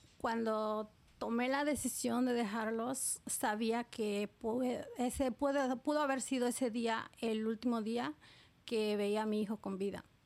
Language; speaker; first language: Spanish; native; Spanish